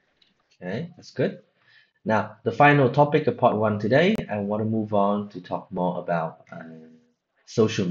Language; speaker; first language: English; non-native, fluent; Vietnamese